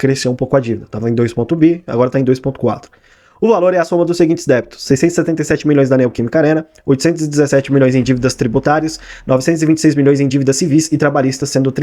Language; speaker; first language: Portuguese; native; Portuguese